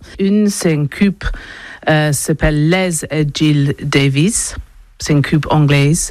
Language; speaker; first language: French; non-native, learner; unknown